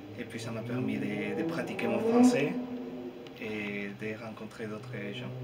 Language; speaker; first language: French; non-native, fluent; Spanish